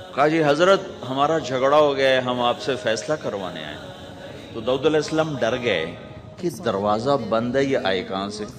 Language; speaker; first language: Urdu; non-native, local second language; Punjabi